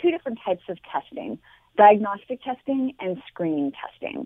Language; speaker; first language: English; native; English